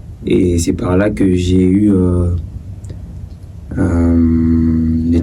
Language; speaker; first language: French; non-native, local second language; Swahili